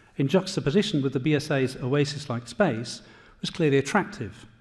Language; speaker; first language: English; native; English